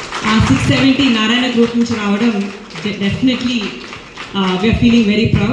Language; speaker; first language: English; non-native, local second language; Telugu